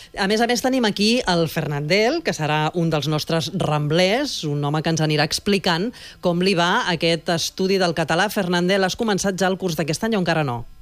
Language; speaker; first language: Catalan; native; Catalan